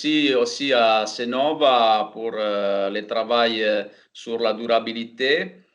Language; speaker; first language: French; non-native, fluent; Italian